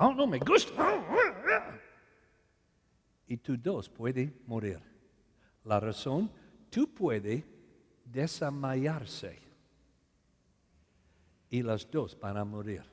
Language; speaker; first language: Spanish; non-native, learner; English